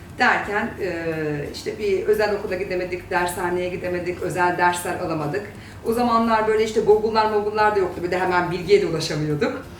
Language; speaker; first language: Turkish; early bilingual, heritage; Turkish